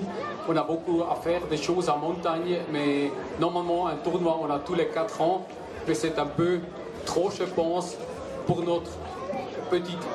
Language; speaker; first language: French; non-native, learner; German